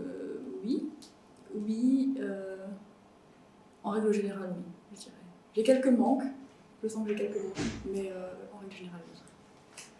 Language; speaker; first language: French; non-native, local second language; Malagasy